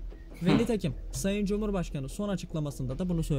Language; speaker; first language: Turkish; native; Turkish